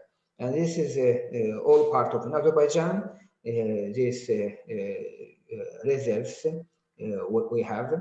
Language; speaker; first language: English; non-native, learner; Azerbaijani